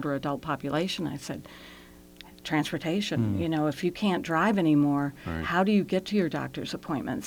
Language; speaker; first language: English; native; English